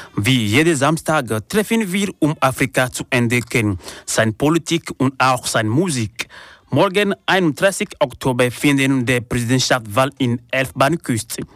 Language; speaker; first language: German; non-native, learner; French